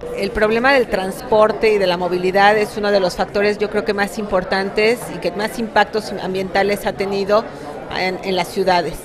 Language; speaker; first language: Spanish; native; Spanish